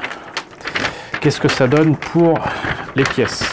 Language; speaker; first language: French; native; French